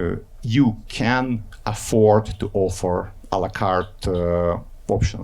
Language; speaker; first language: English; non-native, fluent; Ukrainian